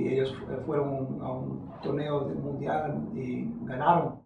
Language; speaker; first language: Spanish; early bilingual, heritage; English